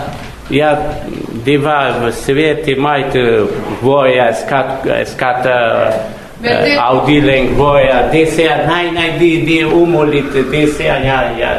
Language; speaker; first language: Danish; non-native, learner; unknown